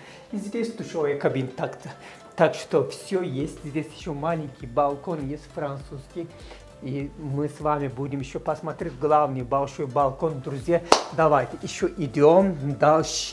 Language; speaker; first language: Russian; non-native, fluent; Turkish